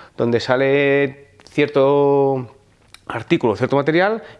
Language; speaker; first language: Spanish; non-native, local second language; Occitan